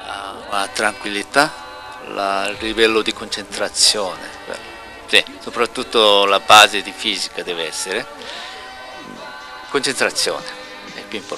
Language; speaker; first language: Italian; non-native, learner; Korean